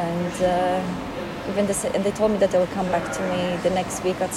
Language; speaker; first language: English; non-native, fluent; Polish